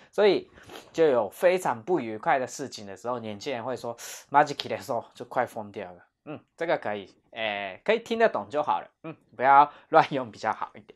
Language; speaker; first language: Chinese; non-native, fluent; Japanese